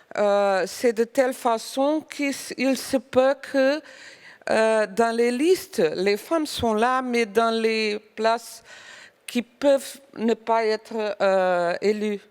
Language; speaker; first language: French; non-native, fluent; Portuguese